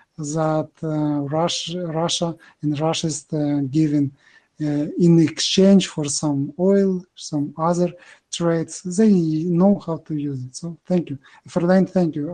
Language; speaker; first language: English; non-native, learner; Ukrainian